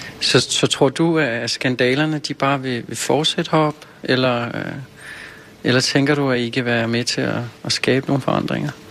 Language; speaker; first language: Danish; native; Danish